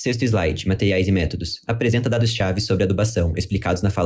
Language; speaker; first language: Portuguese; native; Portuguese